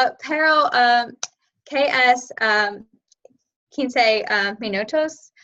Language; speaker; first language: Spanish; non-native, learner; English